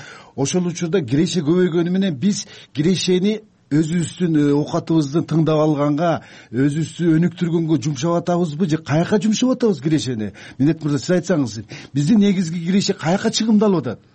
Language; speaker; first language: Kyrgyz; native; Kyrgyz